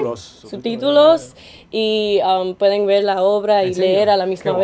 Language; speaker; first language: Spanish; early bilingual, heritage; Spanish